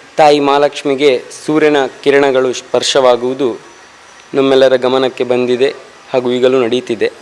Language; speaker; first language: Kannada; native; Kannada